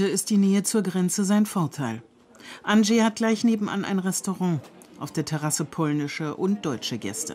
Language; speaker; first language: German; native; German